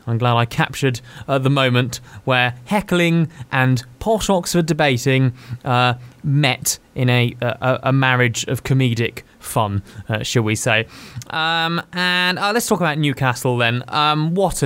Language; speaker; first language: English; native; English